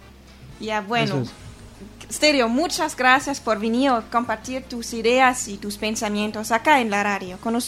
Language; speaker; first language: Spanish; non-native, learner; German